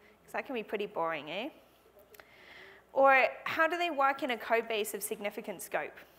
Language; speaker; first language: English; native; English